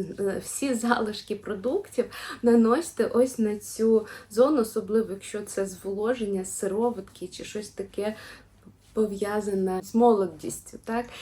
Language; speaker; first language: Ukrainian; non-native, local second language; Russian